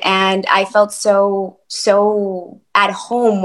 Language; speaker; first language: English; early bilingual, other home language; Spanish